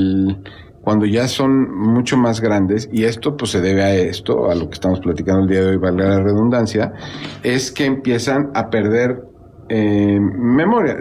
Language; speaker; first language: Spanish; native; Spanish